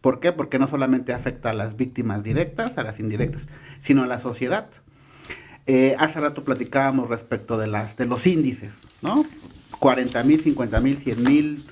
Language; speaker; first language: Spanish; native; Spanish